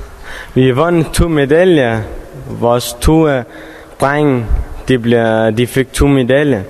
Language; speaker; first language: Danish; non-native, fluent; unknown